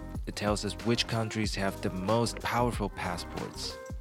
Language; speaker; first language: English; non-native, fluent; Chinese